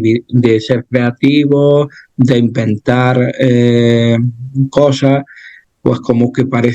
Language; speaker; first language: Spanish; native; Spanish